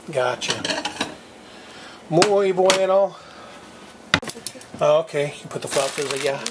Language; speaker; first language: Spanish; non-native, learner; English